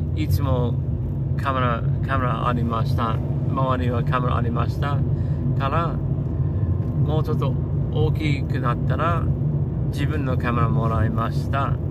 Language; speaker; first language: Japanese; non-native, learner; English